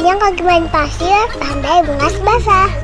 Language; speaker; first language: Indonesian; native; Indonesian